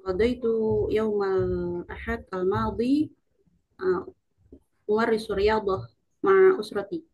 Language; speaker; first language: Arabic; non-native, learner; Indonesian